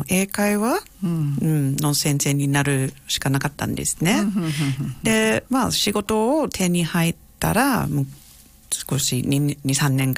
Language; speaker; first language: Japanese; non-native, fluent; English